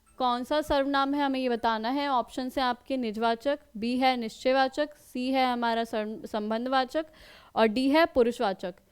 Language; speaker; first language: Hindi; native; Hindi